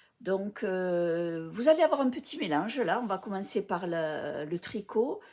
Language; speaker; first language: French; early bilingual, other home language; English